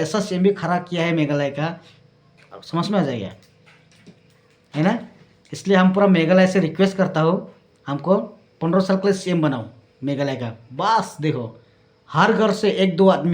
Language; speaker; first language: Hindi; non-native, local second language; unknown